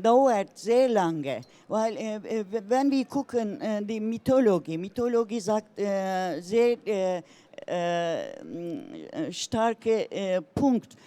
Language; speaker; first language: German; non-native, learner; Turkish